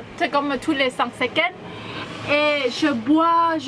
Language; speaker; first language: French; non-native, learner; Thai